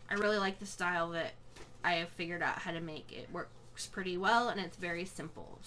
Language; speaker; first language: English; native; English